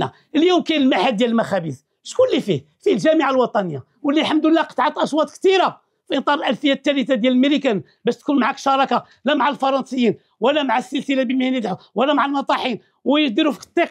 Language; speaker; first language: Arabic; native; Arabic